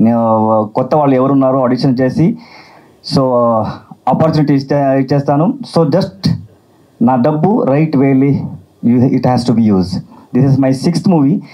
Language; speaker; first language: Telugu; non-native, learner; Kannada